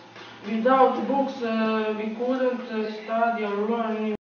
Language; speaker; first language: English; non-native, learner; Croatian